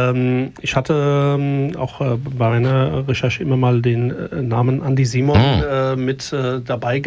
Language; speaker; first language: German; native; German